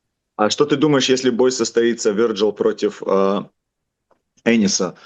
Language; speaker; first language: Russian; native; Russian